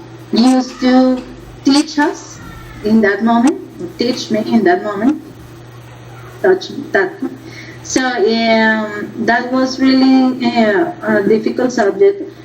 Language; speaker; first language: English; non-native, learner; Spanish